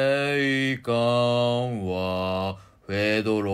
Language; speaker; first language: Japanese; native; Japanese